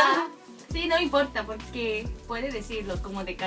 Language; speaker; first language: Spanish; non-native, fluent; Korean